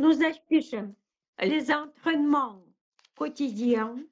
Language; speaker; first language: French; non-native, fluent; Russian